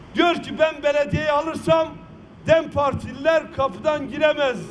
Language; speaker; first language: Turkish; non-native, local second language; Kurdish